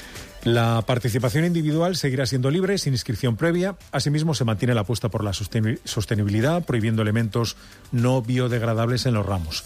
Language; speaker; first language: Spanish; native; Spanish